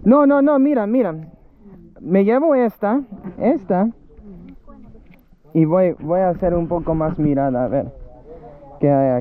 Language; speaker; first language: Spanish; early bilingual, heritage; English